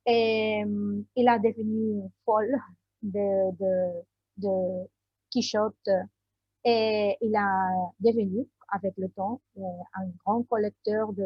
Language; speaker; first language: French; non-native, learner; Spanish